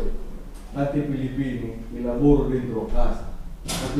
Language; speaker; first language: Italian; non-native, learner; Filipino